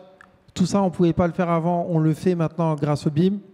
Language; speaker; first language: French; native; French